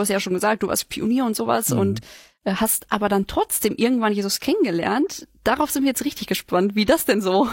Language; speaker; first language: German; native; German